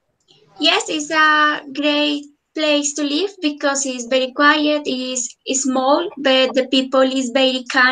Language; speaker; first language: English; non-native, learner; Spanish